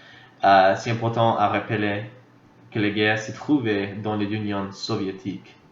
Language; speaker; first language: French; non-native, fluent; English